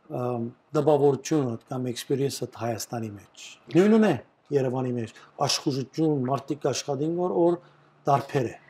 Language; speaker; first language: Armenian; early bilingual, heritage; Armenian